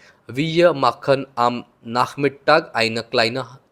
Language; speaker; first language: German; non-native, learner; Hindi